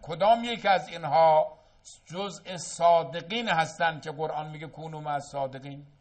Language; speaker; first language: Persian; native; Persian